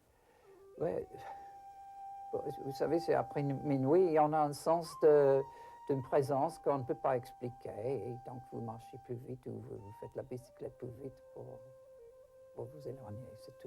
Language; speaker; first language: French; non-native, fluent; English